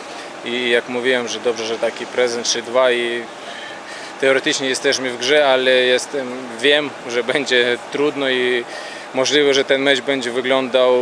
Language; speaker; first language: Polish; non-native, fluent; Latvian